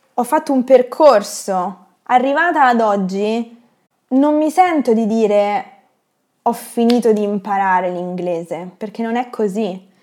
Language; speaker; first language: Italian; native; Italian